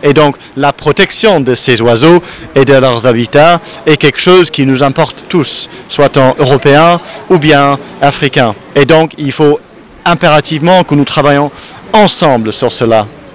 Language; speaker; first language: French; non-native, fluent; English